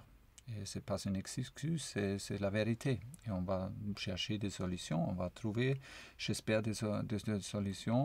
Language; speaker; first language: French; non-native, fluent; German